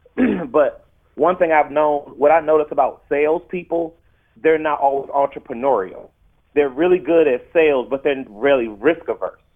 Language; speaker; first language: English; early bilingual, other home language; Arabic